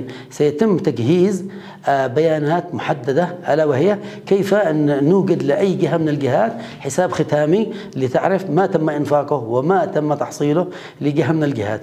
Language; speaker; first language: Arabic; native; Arabic